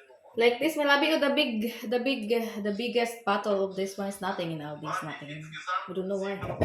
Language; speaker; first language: English; non-native, learner; Filipino